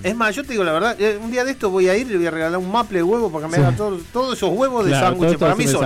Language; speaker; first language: Spanish; native; Spanish